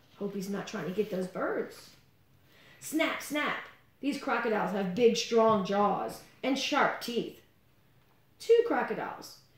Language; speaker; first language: English; native; English